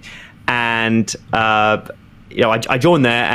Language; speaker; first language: English; native; English